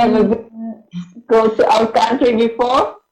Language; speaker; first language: English; non-native, learner; Indonesian